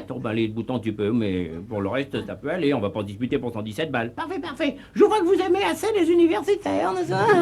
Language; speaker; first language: French; native; French